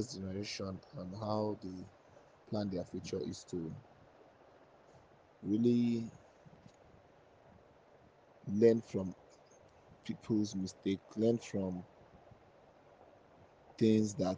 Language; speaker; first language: English; non-native, local second language; Igbo